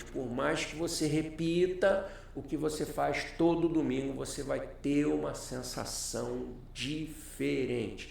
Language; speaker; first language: Portuguese; native; Portuguese